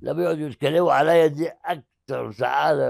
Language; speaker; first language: Arabic; native; Arabic